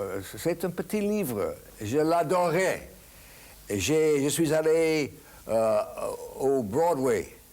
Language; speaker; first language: French; non-native, fluent; English